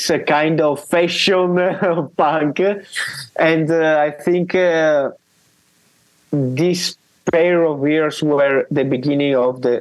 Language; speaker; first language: English; non-native, learner; Italian